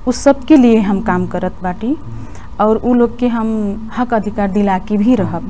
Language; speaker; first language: Bhojpuri; native; Bhojpuri